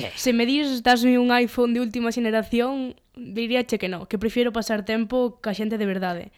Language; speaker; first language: Galician; non-native, local second language; Spanish